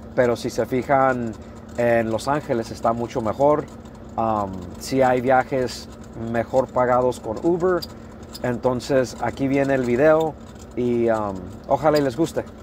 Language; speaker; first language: Spanish; early bilingual, heritage; Spanish